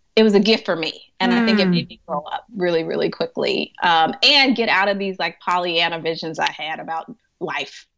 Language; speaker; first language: English; native; English